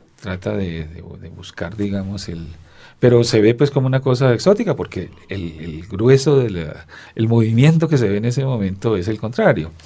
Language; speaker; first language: Spanish; native; Spanish